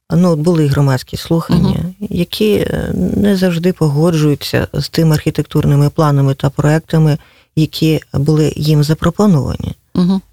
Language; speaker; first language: Ukrainian; native; Ukrainian